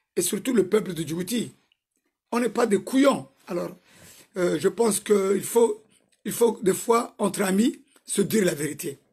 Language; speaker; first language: French; non-native, local second language; Somali